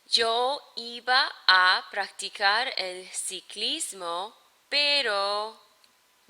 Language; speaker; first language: Spanish; non-native, fluent; English